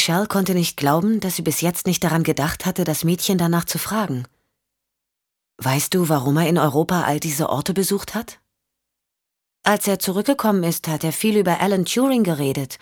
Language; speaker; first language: German; native; German